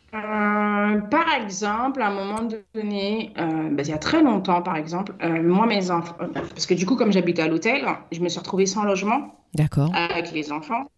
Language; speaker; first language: French; native; French